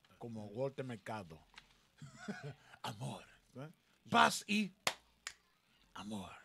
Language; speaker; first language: Portuguese; non-native, learner; Spanish